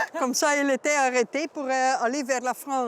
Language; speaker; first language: French; non-native, local second language; Dutch